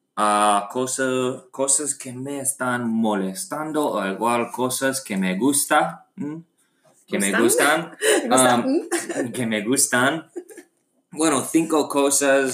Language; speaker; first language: Spanish; non-native, learner; English